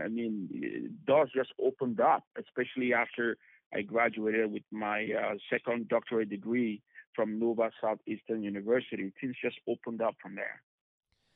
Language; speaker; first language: English; non-native, local second language; Bini